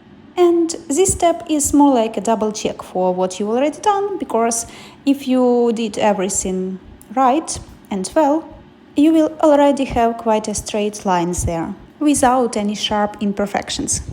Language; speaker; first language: English; non-native, fluent; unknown